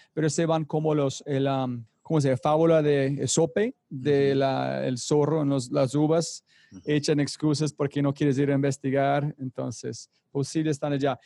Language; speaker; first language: Spanish; non-native, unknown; English